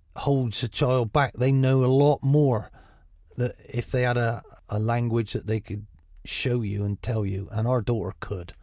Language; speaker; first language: English; native; English